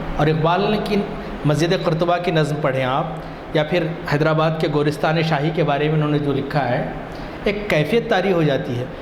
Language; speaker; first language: Urdu; non-native, local second language; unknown